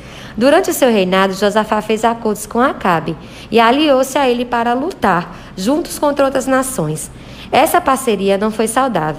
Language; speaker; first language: Portuguese; native; Portuguese